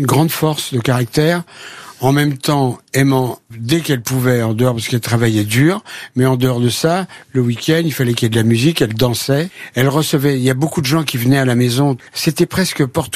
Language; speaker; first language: French; native; French